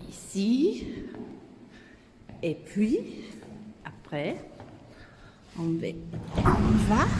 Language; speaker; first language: French; non-native, learner; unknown